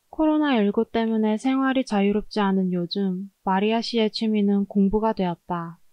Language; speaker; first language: Korean; native; Korean